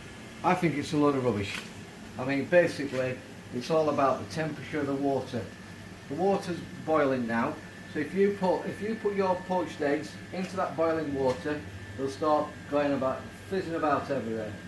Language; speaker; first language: English; native; English